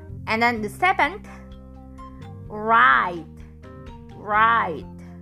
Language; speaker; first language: English; non-native, fluent; Indonesian